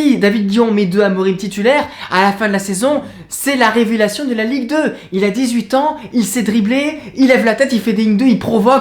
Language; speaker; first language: French; native; French